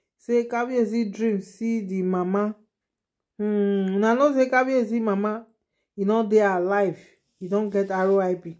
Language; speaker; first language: Nigerian Pidgin; non-native, local second language; Yoruba